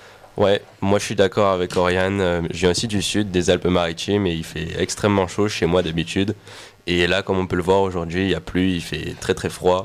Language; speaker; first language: French; native; French